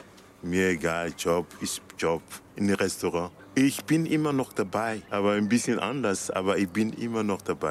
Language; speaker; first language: German; non-native, learner; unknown